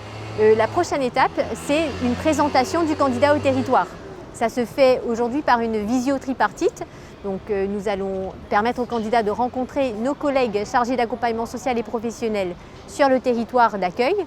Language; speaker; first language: French; native; French